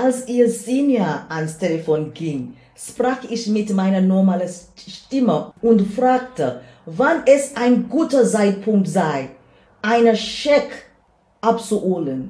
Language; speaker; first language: German; non-native, learner; English